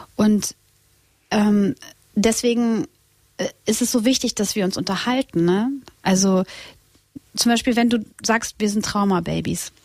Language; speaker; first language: German; early bilingual, other home language; Croatian